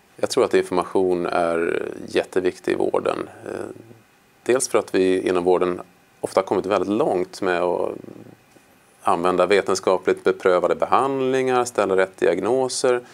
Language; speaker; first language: Swedish; native; Swedish